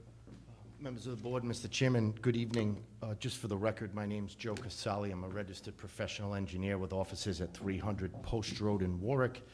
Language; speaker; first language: English; native; English